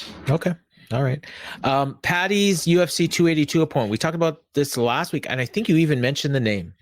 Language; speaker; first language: English; native; English